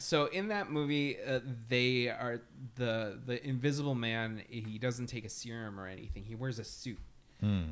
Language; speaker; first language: English; early bilingual, other home language; Spanish